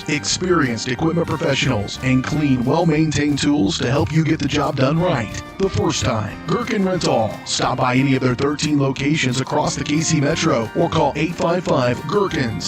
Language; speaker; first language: English; native; English